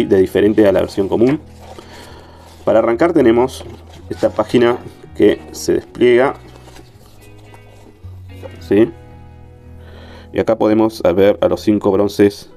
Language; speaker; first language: Spanish; native; Spanish